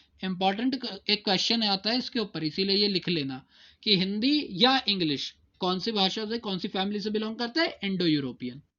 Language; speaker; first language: Hindi; native; Hindi